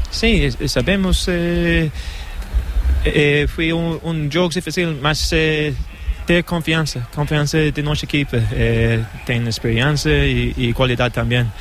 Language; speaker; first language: Spanish; non-native, learner; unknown